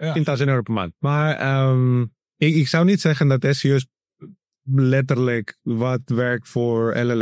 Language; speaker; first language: Dutch; non-native, learner; Spanish